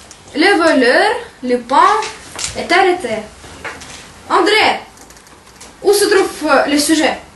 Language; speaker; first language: French; non-native, learner; Russian